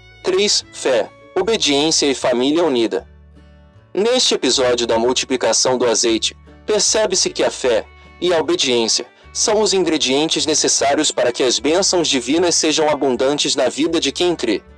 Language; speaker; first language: Portuguese; native; Portuguese